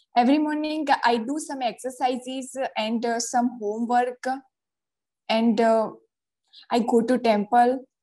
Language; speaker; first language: English; non-native, local second language; Gujarati